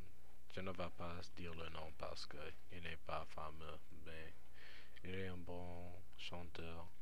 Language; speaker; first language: French; non-native, learner; English